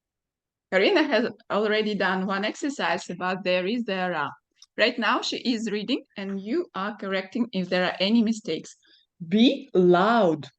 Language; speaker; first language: English; non-native, fluent; Russian